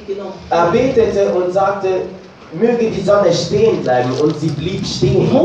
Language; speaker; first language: German; non-native, learner; French